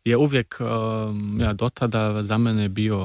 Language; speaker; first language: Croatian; early bilingual, heritage; Serbian